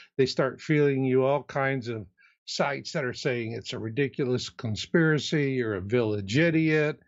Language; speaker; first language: English; native; English